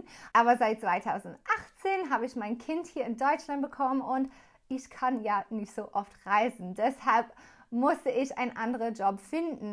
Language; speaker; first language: German; non-native, learner; English